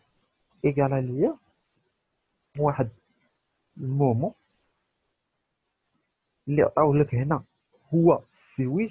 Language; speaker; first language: Arabic; native; Arabic